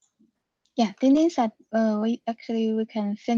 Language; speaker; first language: English; non-native, learner; Chinese